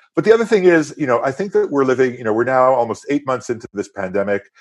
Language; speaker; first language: English; non-native, fluent; French